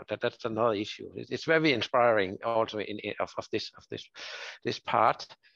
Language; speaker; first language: English; non-native, fluent; Danish